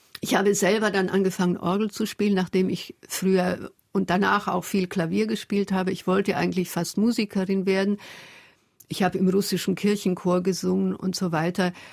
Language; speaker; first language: German; early bilingual, other home language; Hungarian